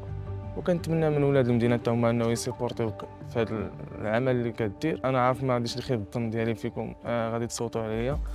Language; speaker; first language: Arabic; native; Arabic